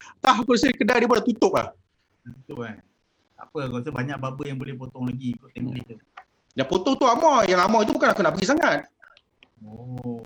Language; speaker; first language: Malay; native; Malay